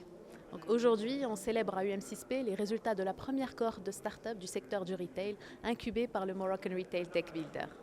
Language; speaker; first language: French; non-native, local second language; Arabic